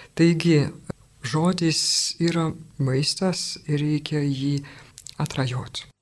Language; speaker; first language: Lithuanian; non-native, fluent; French